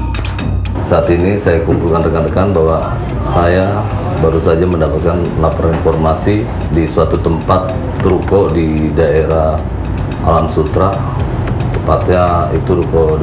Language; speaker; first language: Indonesian; native; Indonesian